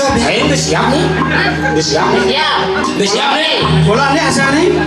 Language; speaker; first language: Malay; non-native, local second language; Balinese